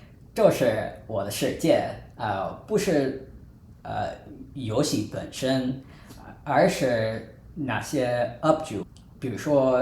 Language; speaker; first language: Chinese; non-native, fluent; English